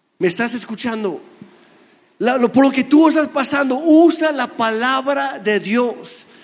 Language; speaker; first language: Spanish; non-native, fluent; English